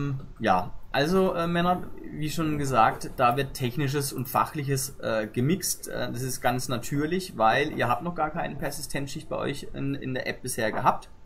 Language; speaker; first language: German; native; German